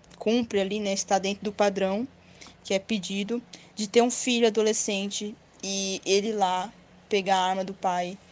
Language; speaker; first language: Portuguese; native; Portuguese